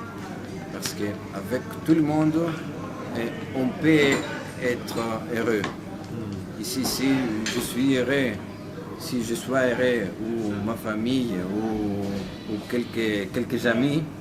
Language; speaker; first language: French; non-native, fluent; Greek